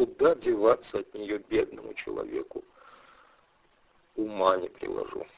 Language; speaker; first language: Russian; native; Russian